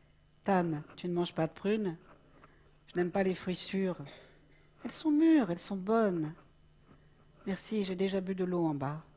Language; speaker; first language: French; native; French